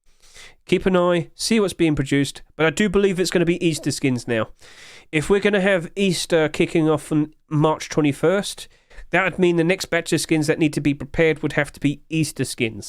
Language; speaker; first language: English; native; English